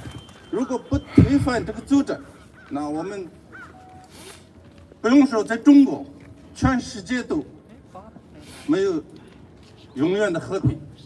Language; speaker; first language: Chinese; non-native, local second language; Tibetan